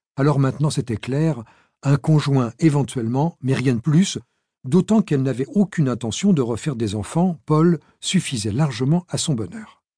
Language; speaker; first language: French; native; French